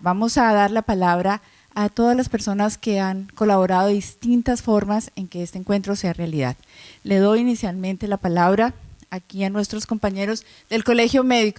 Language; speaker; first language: Spanish; native; Spanish